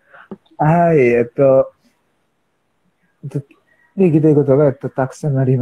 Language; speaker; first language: Japanese; non-native, learner; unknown